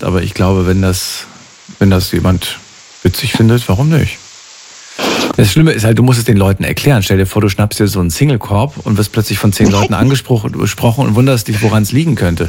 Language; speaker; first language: German; native; German